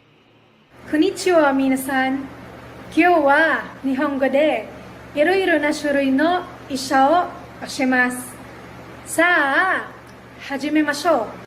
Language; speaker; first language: Japanese; non-native, learner; Filipino